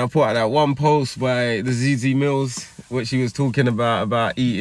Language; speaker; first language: English; native; English